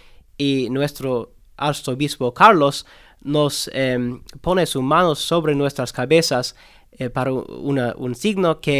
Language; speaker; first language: Spanish; non-native, learner; English